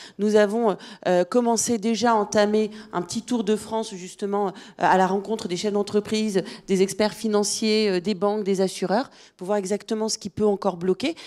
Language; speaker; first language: French; native; French